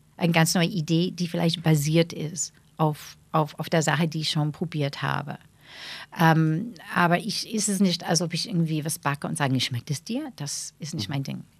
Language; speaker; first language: German; non-native, fluent; English